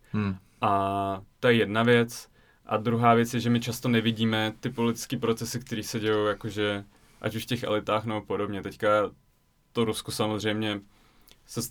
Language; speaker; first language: Czech; early bilingual, other home language; Russian